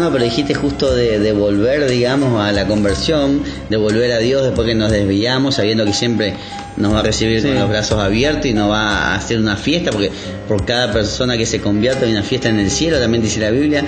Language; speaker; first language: Spanish; native; Spanish